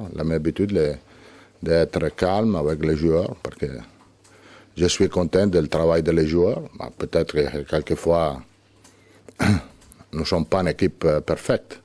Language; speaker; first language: French; non-native, learner; Italian